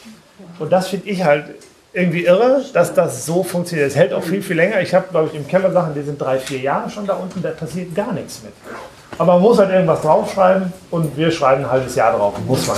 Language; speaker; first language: German; native; German